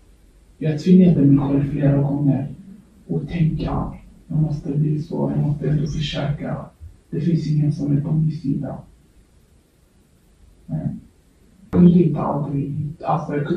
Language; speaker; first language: Swedish; early bilingual, other home language; Kurdish